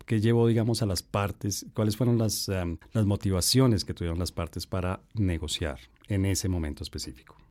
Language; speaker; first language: Spanish; native; Spanish